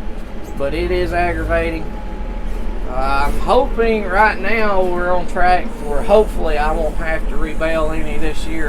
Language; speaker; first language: English; native; English